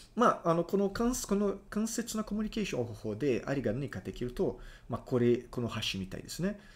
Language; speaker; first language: Japanese; non-native, fluent; Portuguese